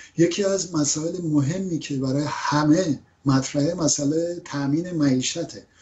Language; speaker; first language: Persian; native; Persian